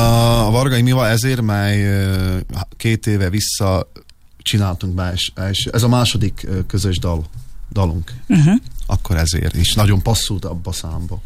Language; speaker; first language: Hungarian; non-native, fluent; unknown